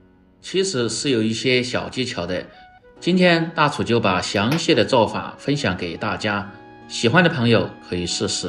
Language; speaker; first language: Chinese; native; Chinese